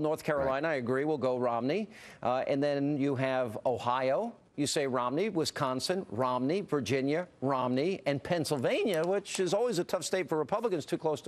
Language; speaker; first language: English; native; English